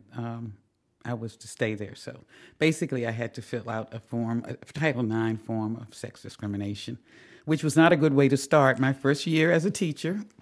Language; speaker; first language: English; native; English